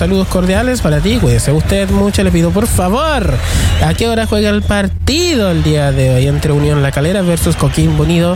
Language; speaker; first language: Spanish; native; Spanish